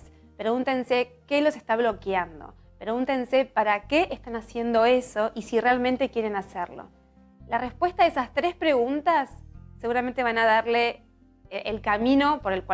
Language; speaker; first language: Spanish; native; Spanish